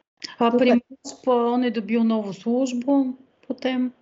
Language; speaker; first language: Slovenian; non-native, fluent; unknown